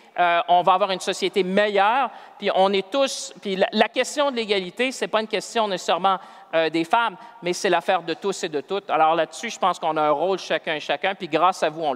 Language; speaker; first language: French; native; French